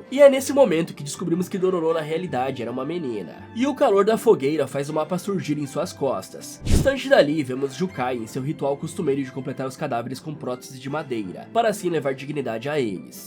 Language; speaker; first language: Portuguese; native; Portuguese